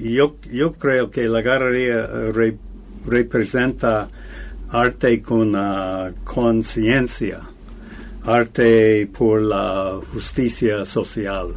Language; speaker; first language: Spanish; non-native, fluent; English